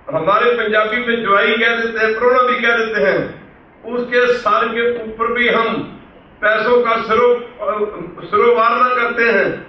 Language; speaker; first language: Urdu; non-native, local second language; Punjabi